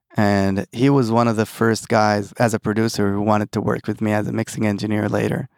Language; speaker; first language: English; early bilingual, other home language; Hebrew